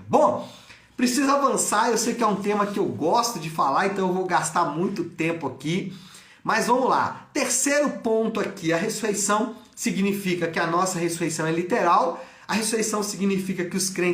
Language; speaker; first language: Portuguese; native; Portuguese